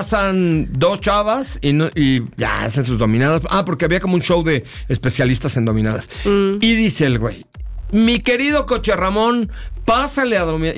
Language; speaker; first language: Spanish; native; Spanish